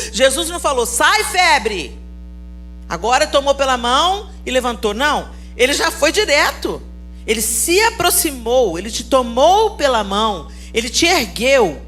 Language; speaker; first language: Portuguese; native; Portuguese